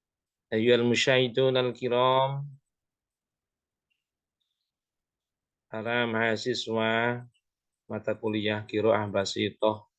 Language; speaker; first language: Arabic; non-native, fluent; Indonesian